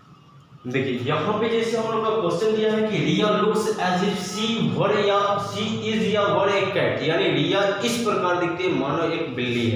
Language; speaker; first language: Hindi; native; Hindi